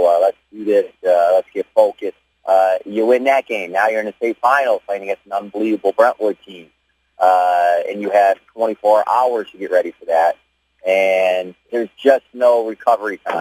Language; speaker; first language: English; native; English